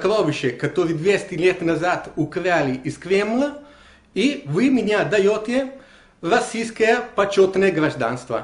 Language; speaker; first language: Russian; non-native, learner; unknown